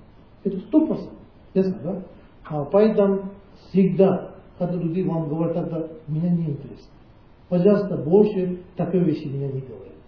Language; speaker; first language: Russian; non-native, learner; Tibetan